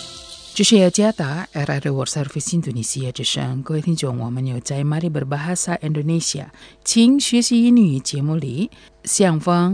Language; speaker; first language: Chinese; non-native, fluent; Indonesian